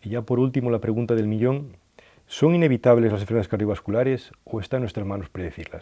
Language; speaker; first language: Spanish; native; Spanish